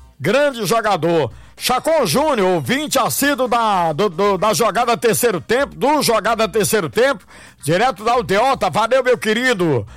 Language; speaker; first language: Portuguese; native; Portuguese